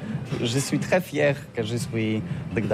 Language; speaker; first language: French; non-native, learner; Polish